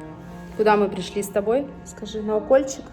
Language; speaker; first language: Russian; native; Russian